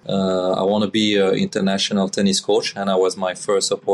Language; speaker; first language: English; non-native, fluent; French